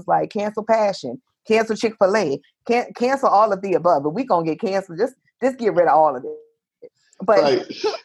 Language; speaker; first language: English; native; English